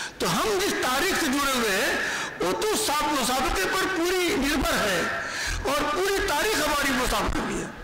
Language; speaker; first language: Urdu; native; Urdu